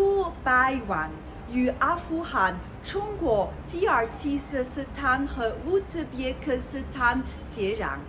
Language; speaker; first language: Chinese; non-native, fluent; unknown